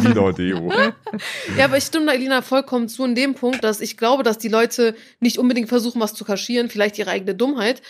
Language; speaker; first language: German; native; German